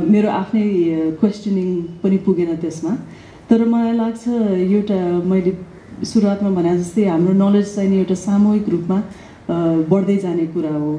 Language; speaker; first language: Nepali; early bilingual, other home language; English